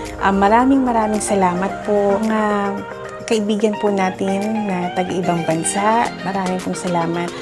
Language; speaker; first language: Filipino; native; Filipino